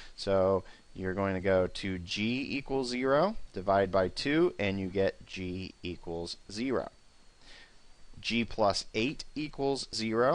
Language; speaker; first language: English; native; English